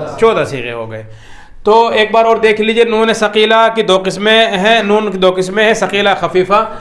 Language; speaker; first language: Urdu; native; Urdu